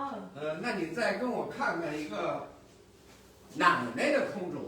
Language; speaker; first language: Chinese; native; Chinese